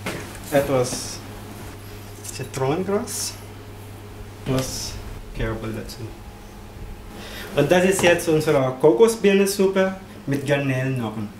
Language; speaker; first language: German; non-native, learner; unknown